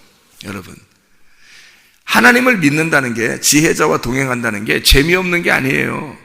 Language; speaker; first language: Korean; native; Korean